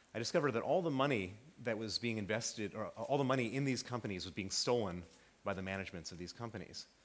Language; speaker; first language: English; native; English